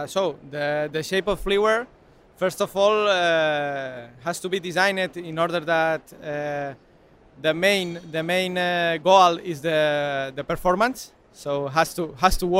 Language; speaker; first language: English; non-native, learner; Spanish